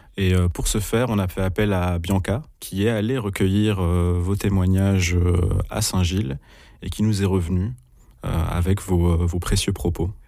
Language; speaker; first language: French; early bilingual, other home language; Arabic